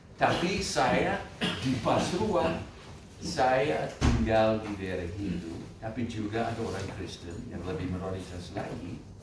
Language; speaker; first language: Indonesian; non-native, fluent; English